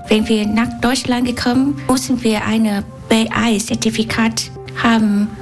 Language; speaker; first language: German; non-native, learner; Vietnamese